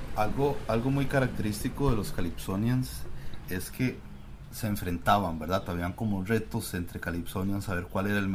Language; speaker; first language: Spanish; native; Spanish